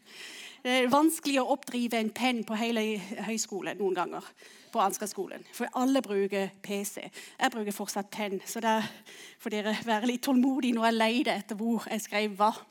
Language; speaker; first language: Norwegian; non-native, fluent; English